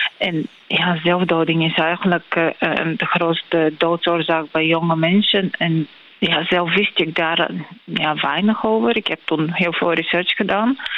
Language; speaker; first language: Dutch; non-native, fluent; Bulgarian